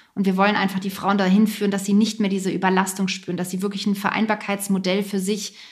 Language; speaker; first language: German; native; German